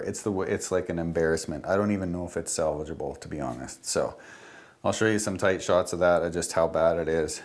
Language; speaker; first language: English; native; English